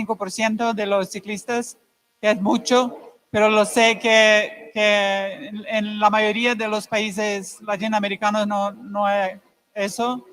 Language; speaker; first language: Spanish; non-native, fluent; Portuguese